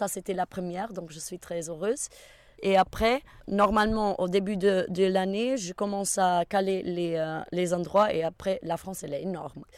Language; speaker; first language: French; non-native, fluent; Portuguese